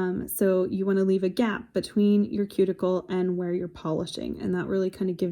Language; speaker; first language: English; native; English